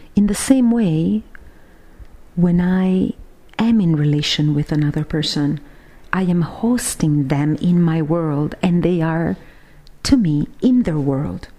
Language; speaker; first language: English; non-native, fluent; Italian